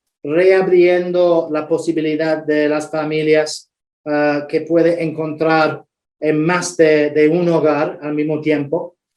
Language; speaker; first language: Spanish; non-native, fluent; English